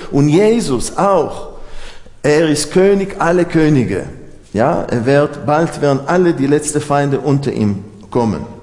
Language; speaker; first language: German; non-native, fluent; Hebrew